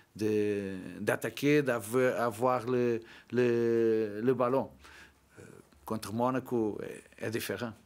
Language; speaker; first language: French; non-native, learner; Portuguese